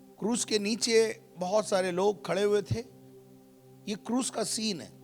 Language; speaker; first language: Hindi; native; Hindi